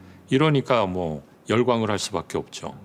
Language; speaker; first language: Korean; native; Korean